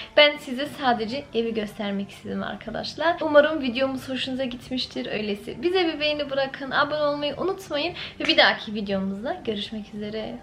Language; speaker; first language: Turkish; early bilingual, heritage; Turkish